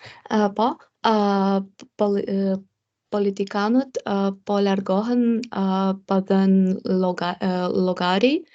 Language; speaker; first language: Albanian; non-native, learner; Russian